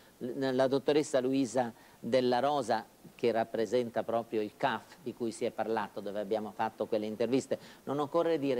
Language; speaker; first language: Italian; native; Italian